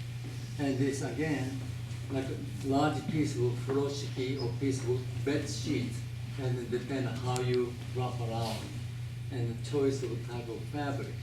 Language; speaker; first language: English; non-native, fluent; Japanese